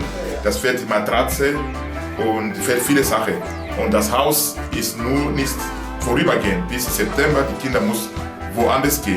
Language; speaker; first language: German; non-native, learner; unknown